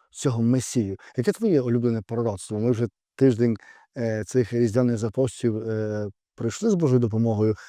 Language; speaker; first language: Ukrainian; native; Ukrainian